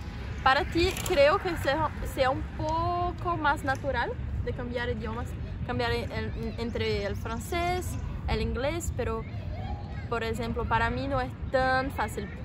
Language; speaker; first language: Spanish; non-native, learner; Portuguese